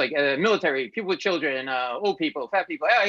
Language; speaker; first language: English; native; English